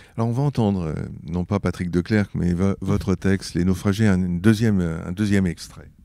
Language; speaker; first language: French; native; French